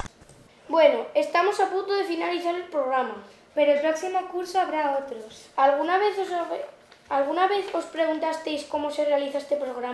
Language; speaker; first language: Spanish; native; Spanish